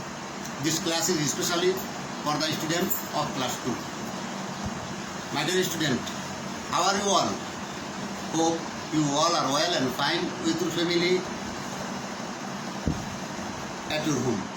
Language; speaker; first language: English; non-native, fluent; Bangla